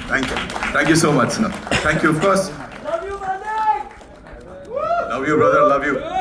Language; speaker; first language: Hindi; native; Hindi